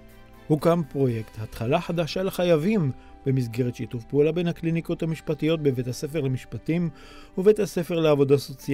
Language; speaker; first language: Hebrew; native; Hebrew